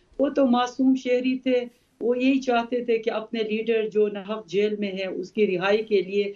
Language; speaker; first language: Urdu; non-native, local second language; Khowar